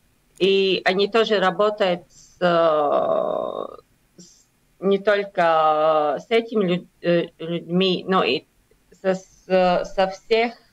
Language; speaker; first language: Russian; non-native, local second language; Latvian